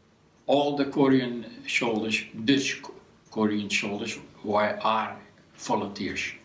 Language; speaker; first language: English; non-native, learner; Dutch